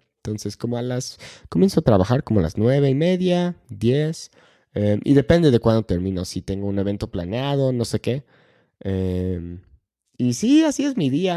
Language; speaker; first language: Spanish; non-native, fluent; English